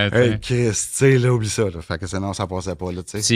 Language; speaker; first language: French; native; French